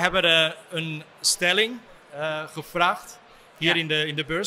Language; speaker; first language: Dutch; non-native, fluent; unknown